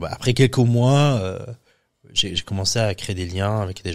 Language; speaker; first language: French; non-native, fluent; Persian